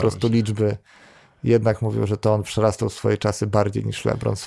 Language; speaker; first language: Polish; native; Polish